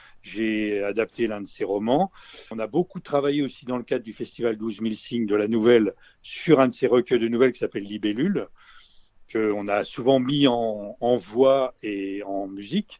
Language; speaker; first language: French; native; French